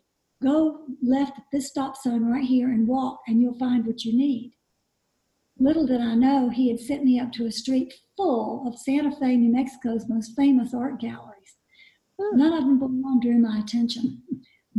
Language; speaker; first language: English; native; English